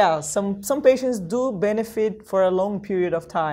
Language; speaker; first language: English; non-native, fluent; Portuguese